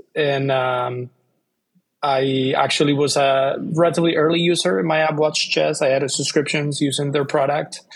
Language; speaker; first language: English; non-native, fluent; Spanish